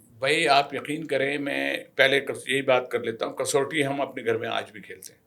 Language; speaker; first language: Urdu; native; Urdu